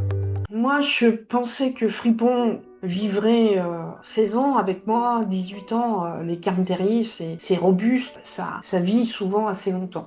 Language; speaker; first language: French; native; French